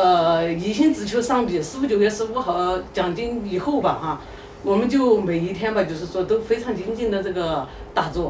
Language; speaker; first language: Chinese; native; Chinese